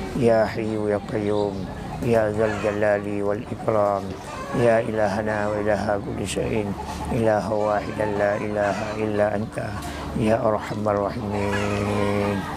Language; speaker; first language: Malay; non-native, local second language; Achinese